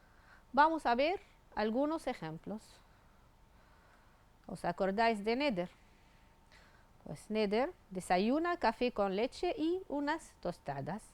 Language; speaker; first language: Spanish; non-native, fluent; Arabic